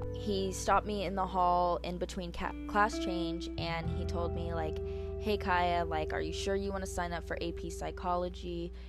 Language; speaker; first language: English; native; English